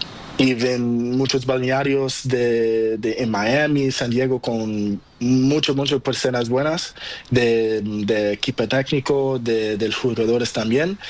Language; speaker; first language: Spanish; non-native, learner; Portuguese